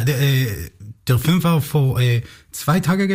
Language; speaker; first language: German; non-native, learner; Hebrew